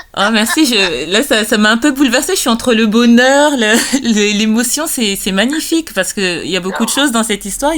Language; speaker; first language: French; native; French